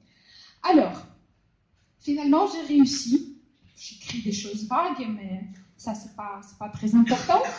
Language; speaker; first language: French; non-native, fluent; Russian